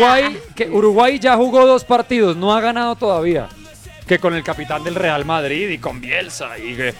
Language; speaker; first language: Spanish; native; Spanish